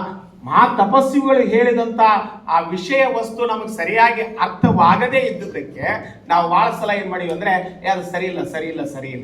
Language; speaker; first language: Kannada; native; Kannada